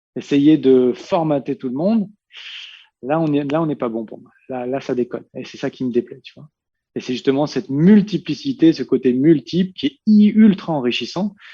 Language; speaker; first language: French; early bilingual, heritage; Portuguese